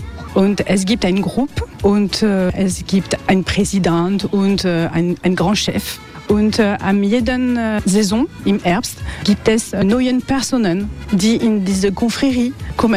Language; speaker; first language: German; non-native, learner; French